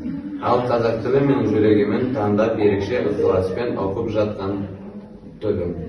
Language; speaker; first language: Kazakh; non-native, local second language; Russian